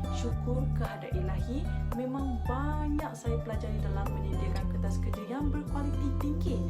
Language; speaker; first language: Malay; native; Malay